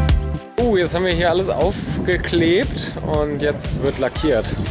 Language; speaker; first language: German; native; German